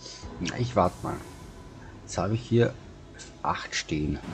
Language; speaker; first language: German; native; German